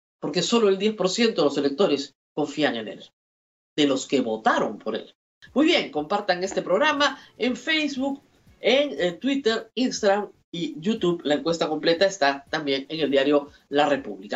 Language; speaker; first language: Spanish; native; Spanish